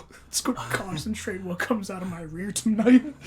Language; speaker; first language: English; native; English